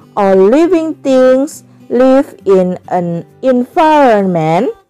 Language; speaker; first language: English; non-native, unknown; Indonesian